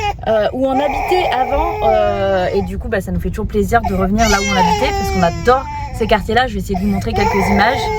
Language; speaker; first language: French; native; French